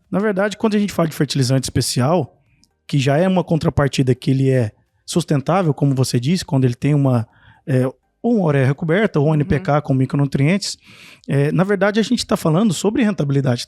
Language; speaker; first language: Portuguese; native; Portuguese